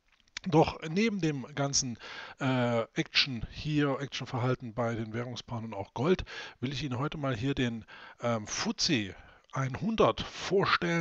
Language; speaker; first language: German; native; German